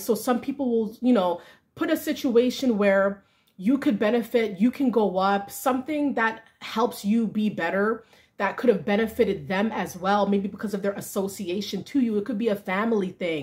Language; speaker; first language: English; native; English